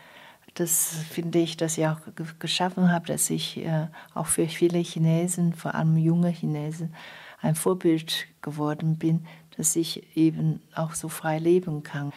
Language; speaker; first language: German; non-native, fluent; Chinese